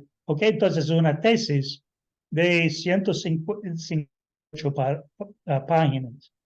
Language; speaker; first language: Spanish; non-native, fluent; English